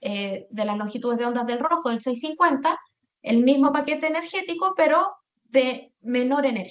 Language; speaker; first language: Spanish; native; Spanish